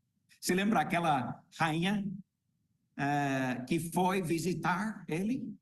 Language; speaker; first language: Portuguese; non-native, fluent; English